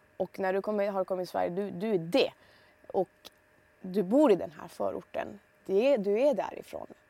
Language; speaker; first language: Swedish; early bilingual, other home language; Persian